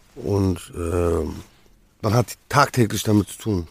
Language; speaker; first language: German; native; German